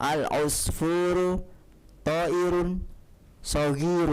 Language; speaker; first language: Arabic; non-native, learner; Indonesian